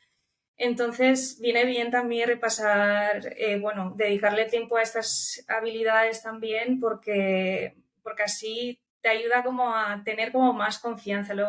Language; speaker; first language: Spanish; early bilingual, other home language; Romanian